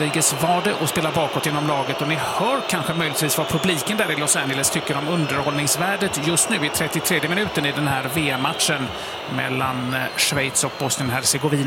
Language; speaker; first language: Swedish; native; Swedish